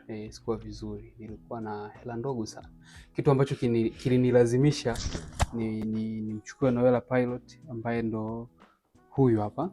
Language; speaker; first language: Swahili; native; Swahili